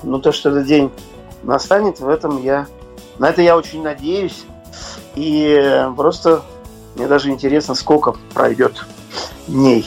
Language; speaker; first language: Russian; native; Russian